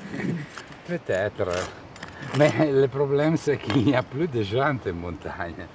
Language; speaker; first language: French; non-native, fluent; Italian